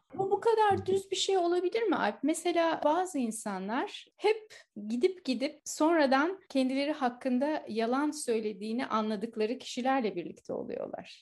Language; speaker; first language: Turkish; native; Turkish